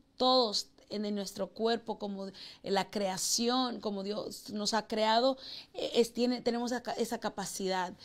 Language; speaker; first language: Spanish; early bilingual, heritage; Spanish